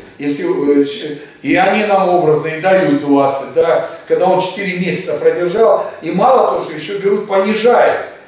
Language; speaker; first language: Russian; native; Russian